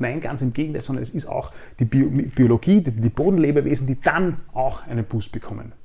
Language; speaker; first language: German; native; German